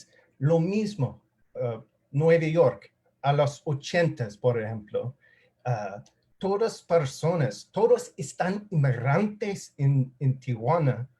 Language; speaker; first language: Spanish; non-native, learner; English